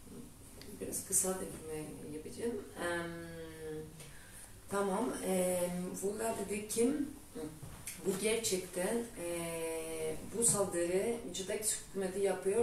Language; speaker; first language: Turkish; non-native, learner; Greek